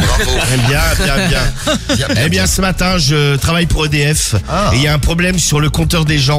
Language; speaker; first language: French; native; French